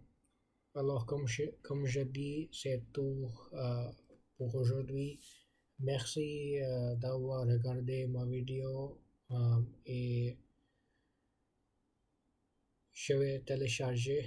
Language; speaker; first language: French; non-native, learner; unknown